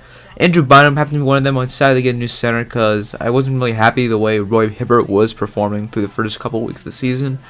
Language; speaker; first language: English; native; English